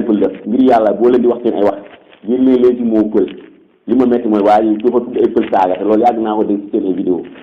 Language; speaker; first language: Wolof; non-native, local second language; Fula